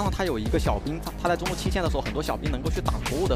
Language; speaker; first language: Chinese; native; Chinese